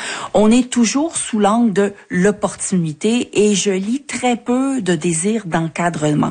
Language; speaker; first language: French; native; French